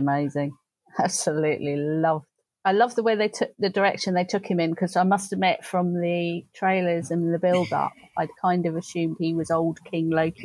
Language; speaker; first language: English; native; English